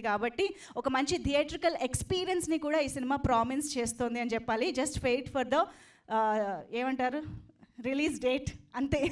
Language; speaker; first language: Telugu; native; Telugu